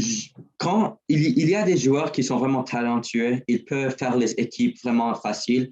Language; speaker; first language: French; non-native, learner; English